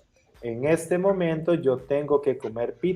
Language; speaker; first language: Spanish; non-native, fluent; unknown